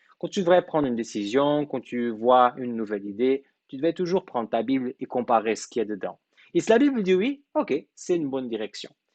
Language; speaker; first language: French; non-native, fluent; Portuguese